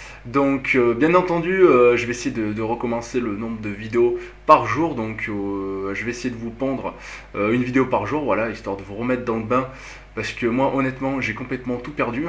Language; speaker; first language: French; native; French